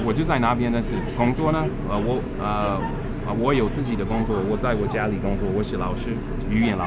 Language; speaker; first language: Chinese; non-native, fluent; English